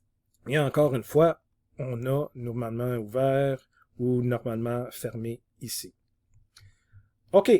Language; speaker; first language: French; native; French